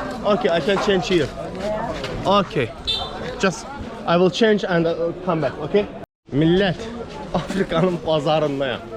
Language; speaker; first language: English; non-native, learner; Azerbaijani